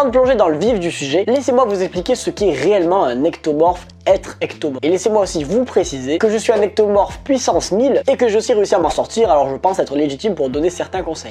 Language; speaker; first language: French; native; French